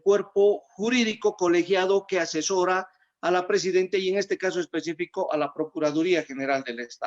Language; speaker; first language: Spanish; native; Spanish